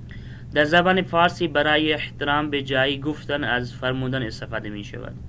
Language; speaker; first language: Persian; non-native, fluent; Urdu